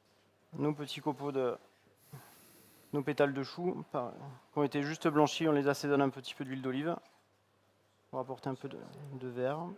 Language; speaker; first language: French; native; French